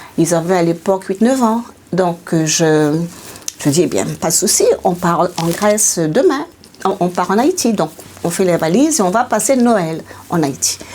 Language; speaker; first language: French; native; French